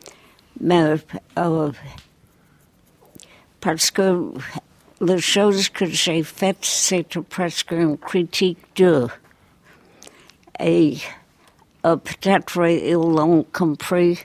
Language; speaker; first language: French; non-native, fluent; English